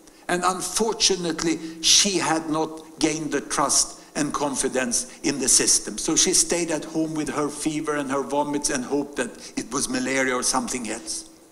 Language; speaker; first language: English; non-native, fluent; Swedish